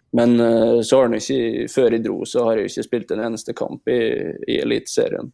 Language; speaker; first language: Norwegian; native; Norwegian